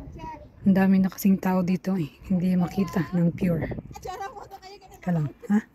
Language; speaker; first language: Filipino; native; Filipino